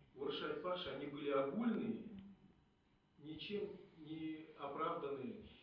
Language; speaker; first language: Russian; non-native, local second language; Kazakh